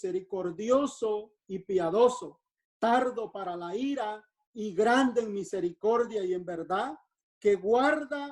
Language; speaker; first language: Spanish; native; Spanish